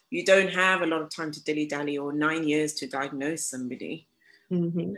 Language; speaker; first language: English; non-native, local second language; Shona